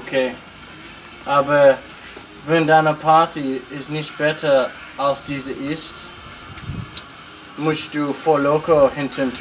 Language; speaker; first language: German; non-native, learner; English